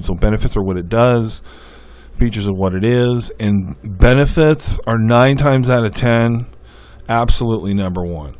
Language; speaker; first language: English; native; English